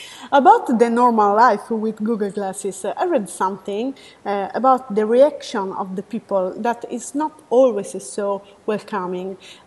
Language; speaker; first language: English; non-native, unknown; Italian